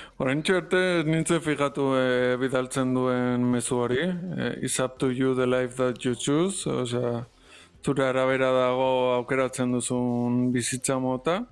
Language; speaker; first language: Basque; non-native, local second language; Spanish